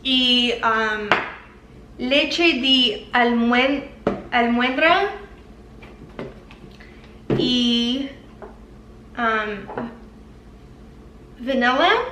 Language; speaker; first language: Spanish; non-native, learner; English